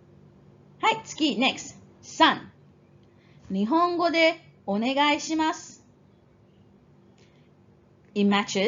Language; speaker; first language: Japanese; non-native, fluent; English